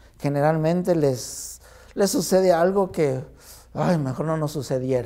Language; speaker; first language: Spanish; native; Spanish